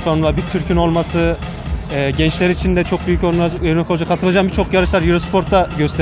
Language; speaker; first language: Turkish; native; Turkish